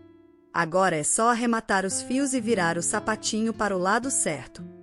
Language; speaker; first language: Portuguese; native; Portuguese